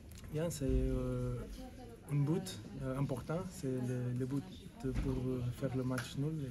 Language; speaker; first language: French; non-native, learner; Portuguese